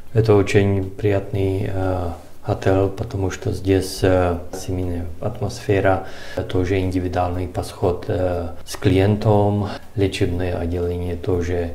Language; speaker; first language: Russian; non-native, learner; Czech